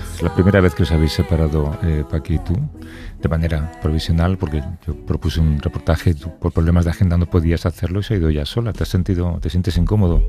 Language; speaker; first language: Spanish; native; Spanish